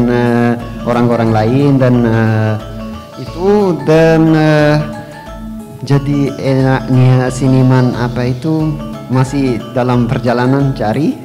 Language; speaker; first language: Indonesian; non-native, learner; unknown